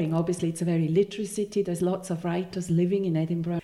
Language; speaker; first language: English; non-native, fluent; Swiss German